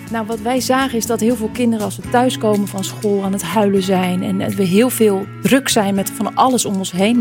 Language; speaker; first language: Dutch; native; Dutch